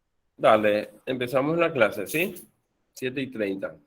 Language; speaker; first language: Spanish; native; Spanish